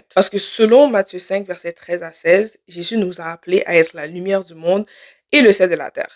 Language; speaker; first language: French; native; French